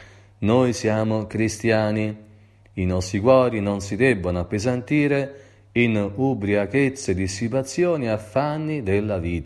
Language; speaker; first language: Italian; native; Italian